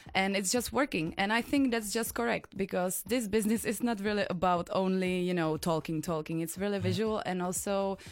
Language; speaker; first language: English; non-native, fluent; Czech